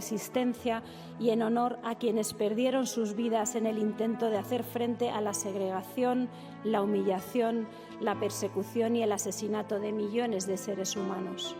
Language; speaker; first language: Spanish; native; Spanish